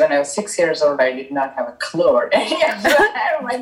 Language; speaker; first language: English; non-native, local second language; Tamil